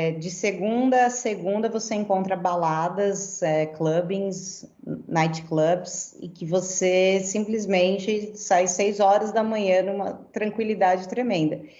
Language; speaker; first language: Portuguese; native; Portuguese